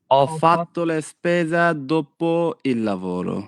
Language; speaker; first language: Italian; non-native, learner; Bangla